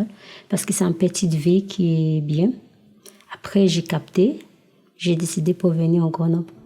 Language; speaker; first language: French; non-native, learner; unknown